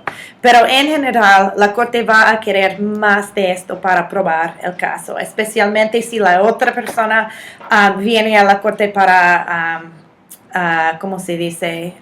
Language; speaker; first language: Spanish; non-native, fluent; English